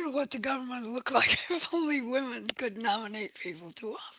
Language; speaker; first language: English; native; English